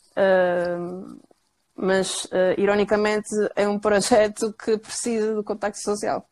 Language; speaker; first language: Portuguese; non-native, fluent; Spanish